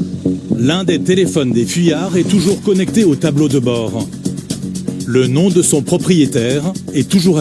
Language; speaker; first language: French; native; French